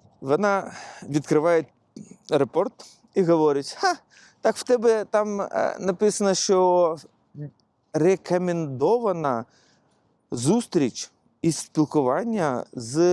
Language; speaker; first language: Ukrainian; non-native, local second language; Russian